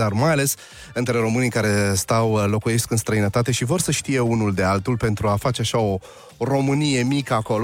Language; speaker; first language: Romanian; native; Romanian